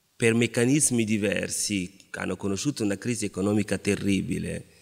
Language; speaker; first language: Italian; non-native, fluent; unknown